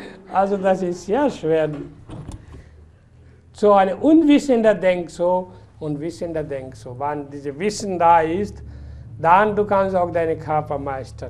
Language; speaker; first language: German; non-native, fluent; Hindi